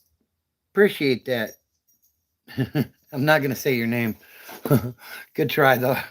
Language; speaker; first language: English; native; English